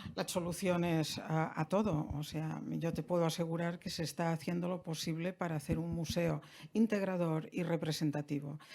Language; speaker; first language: Spanish; non-native, local second language; Catalan